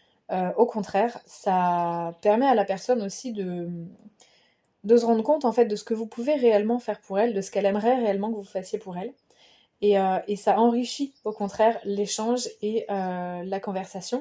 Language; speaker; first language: French; native; French